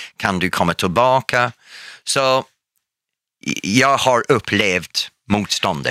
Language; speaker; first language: Swedish; non-native, fluent; English